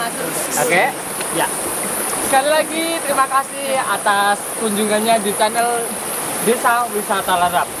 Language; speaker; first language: Indonesian; native; Indonesian